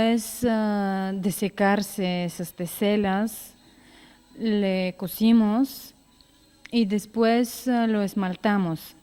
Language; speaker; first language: Spanish; non-native, learner; Bulgarian